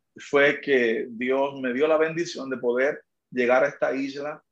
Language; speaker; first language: Spanish; native; Spanish